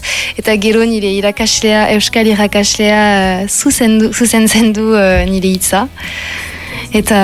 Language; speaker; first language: Basque; non-native, local second language; French